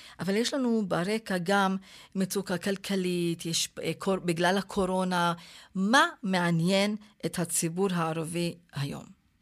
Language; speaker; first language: Hebrew; non-native, local second language; Arabic